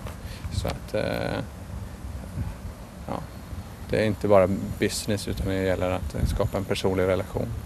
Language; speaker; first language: Swedish; native; Swedish